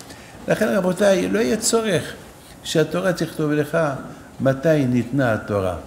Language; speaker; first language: Hebrew; non-native, fluent; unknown